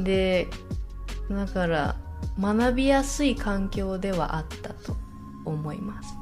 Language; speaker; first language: Japanese; native; Japanese